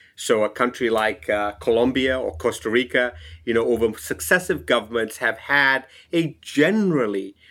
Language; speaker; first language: English; non-native, local second language; Tamil